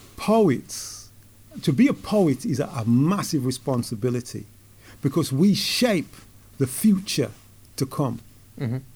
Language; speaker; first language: English; native; English